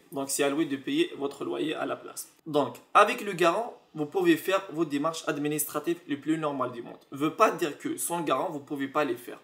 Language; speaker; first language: French; non-native, local second language; Arabic